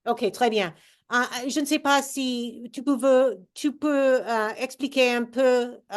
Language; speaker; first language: French; non-native, learner; English